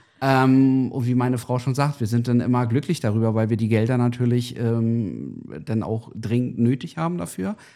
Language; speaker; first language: German; non-native, fluent; Portuguese